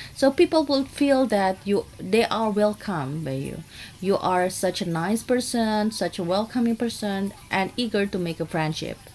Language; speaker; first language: English; non-native, fluent; Indonesian